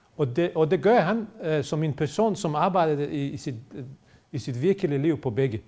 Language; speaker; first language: Danish; non-native, fluent; Bosnian